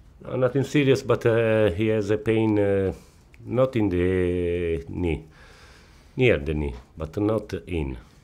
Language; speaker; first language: English; non-native, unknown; Italian